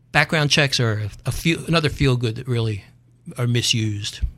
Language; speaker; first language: English; native; English